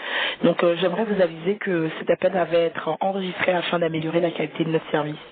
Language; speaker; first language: French; native; French